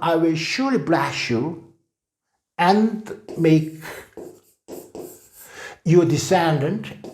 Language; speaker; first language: English; non-native, fluent; Korean